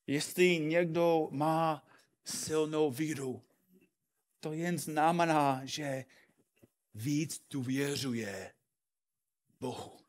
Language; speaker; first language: Czech; non-native, fluent; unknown